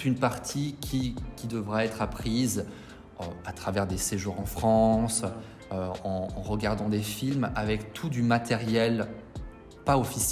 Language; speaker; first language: French; native; French